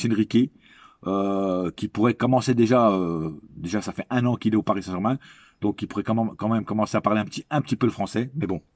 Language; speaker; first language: French; native; French